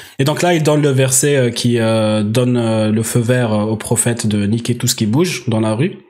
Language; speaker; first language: French; non-native, local second language; Arabic